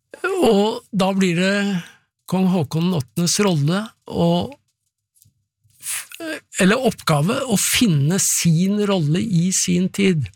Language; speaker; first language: Norwegian; native; Norwegian